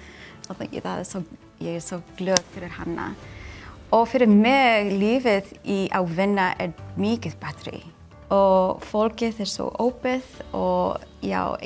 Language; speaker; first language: Icelandic; non-native, learner; English